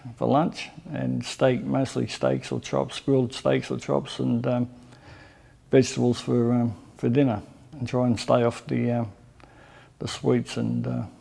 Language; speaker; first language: English; native; English